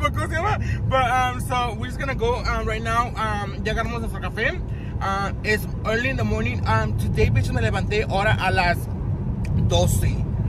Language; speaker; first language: English; early bilingual, other home language; Spanish